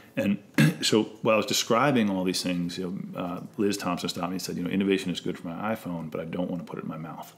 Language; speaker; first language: English; native; English